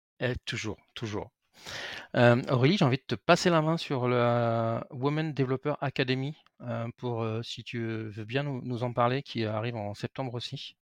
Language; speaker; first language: French; native; French